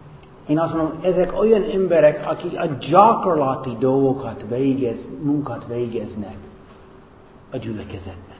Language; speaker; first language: Hungarian; non-native, fluent; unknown